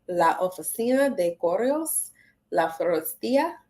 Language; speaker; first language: Spanish; non-native, learner; English